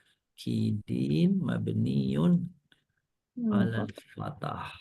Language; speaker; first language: Arabic; non-native, fluent; Indonesian